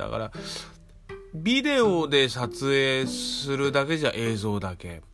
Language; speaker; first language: Japanese; native; Japanese